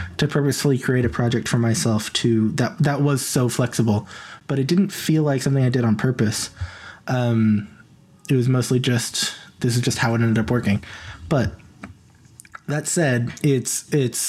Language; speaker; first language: English; native; English